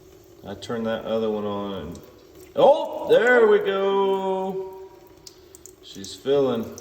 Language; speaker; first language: English; native; English